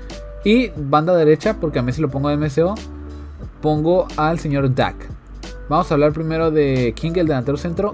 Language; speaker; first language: Spanish; native; Spanish